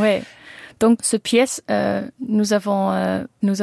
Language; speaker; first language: French; non-native, learner; Dutch